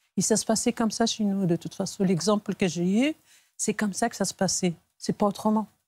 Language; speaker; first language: French; non-native, local second language; Arabic